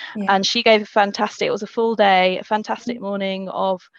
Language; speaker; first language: English; native; English